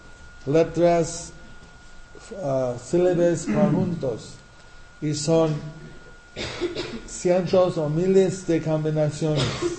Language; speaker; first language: Spanish; non-native, fluent; English